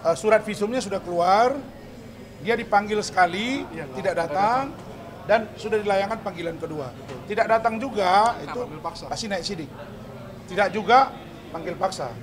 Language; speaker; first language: Indonesian; native; Indonesian